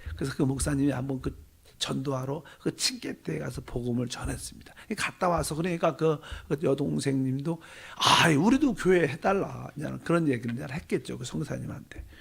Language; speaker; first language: Korean; native; Korean